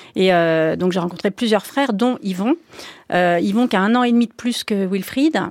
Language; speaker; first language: French; native; French